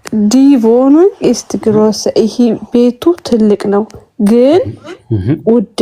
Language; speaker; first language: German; non-native, learner; Amharic